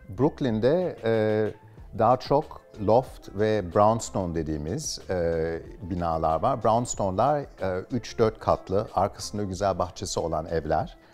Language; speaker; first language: Turkish; early bilingual, heritage; Turkish